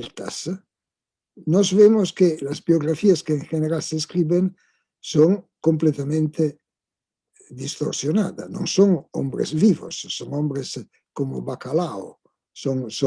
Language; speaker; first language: Spanish; non-native, fluent; Italian